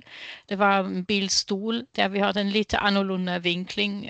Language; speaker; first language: Swedish; non-native, fluent; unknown